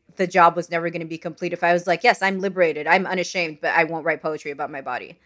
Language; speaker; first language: English; non-native, fluent; Arabic